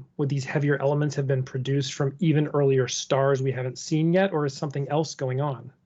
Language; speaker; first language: English; native; English